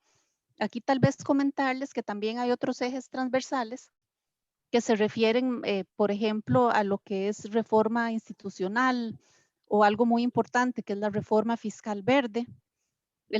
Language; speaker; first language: Spanish; native; Spanish